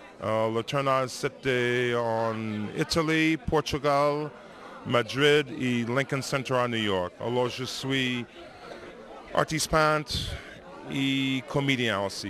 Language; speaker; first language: French; non-native, fluent; English